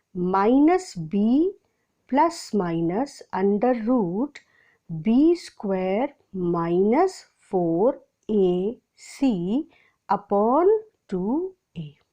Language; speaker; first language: English; non-native, local second language; Hindi